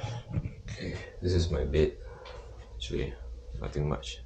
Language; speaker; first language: English; non-native, local second language; Chinese